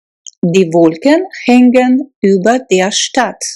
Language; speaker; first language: German; non-native, fluent; Russian